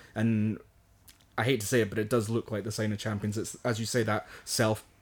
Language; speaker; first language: English; native; English